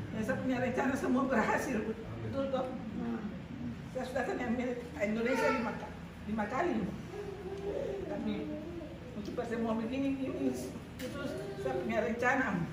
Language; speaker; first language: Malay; non-native, local second language; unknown